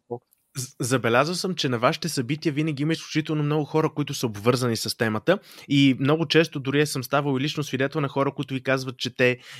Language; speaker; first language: Bulgarian; native; Bulgarian